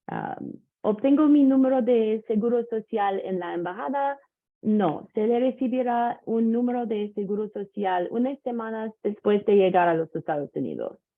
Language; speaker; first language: Spanish; non-native, learner; English